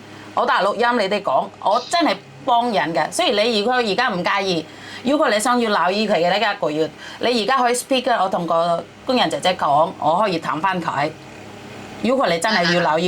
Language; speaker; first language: Cantonese; non-native, fluent; Javanese